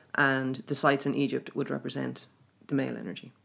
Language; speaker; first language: English; native; English